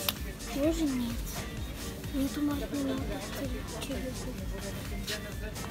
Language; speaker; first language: Russian; early bilingual, heritage; Russian